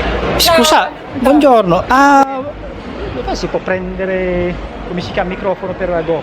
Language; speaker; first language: Italian; non-native, learner; Filipino